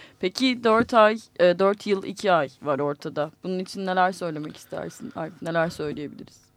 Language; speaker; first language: Turkish; native; Turkish